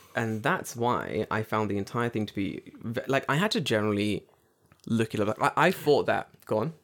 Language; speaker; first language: English; native; English